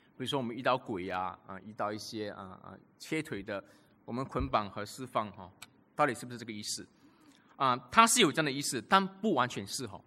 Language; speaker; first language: Chinese; native; Chinese